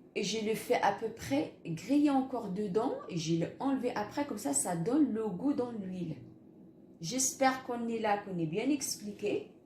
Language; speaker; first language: French; non-native, local second language; Arabic